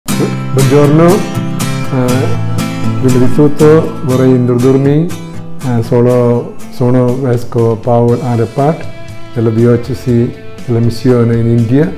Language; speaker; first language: Italian; non-native, fluent; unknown